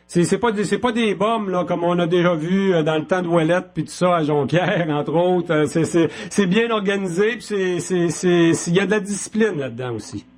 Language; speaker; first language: French; native; French